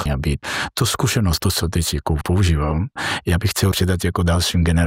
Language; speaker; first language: Czech; non-native, fluent; Georgian